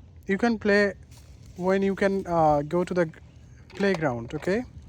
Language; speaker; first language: English; non-native, local second language; Bangla